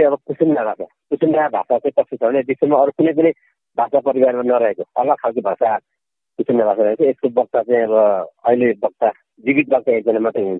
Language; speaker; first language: Nepali; native; Nepali